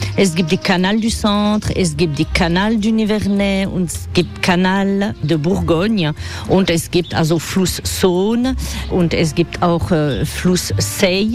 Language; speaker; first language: German; non-native, fluent; French